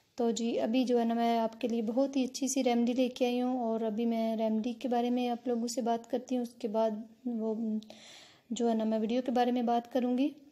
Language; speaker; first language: Urdu; native; Urdu